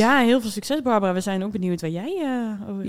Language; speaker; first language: Dutch; native; Dutch